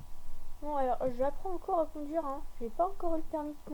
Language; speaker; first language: French; native; French